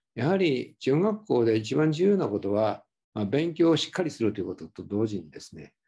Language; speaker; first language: Japanese; native; Japanese